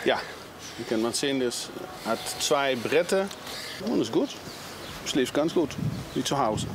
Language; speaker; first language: German; non-native, learner; Dutch